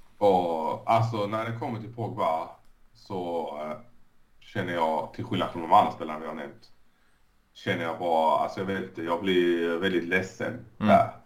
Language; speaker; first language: Swedish; early bilingual, other home language; Persian